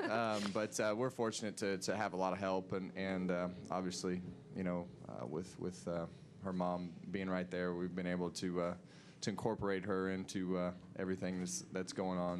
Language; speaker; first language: English; native; English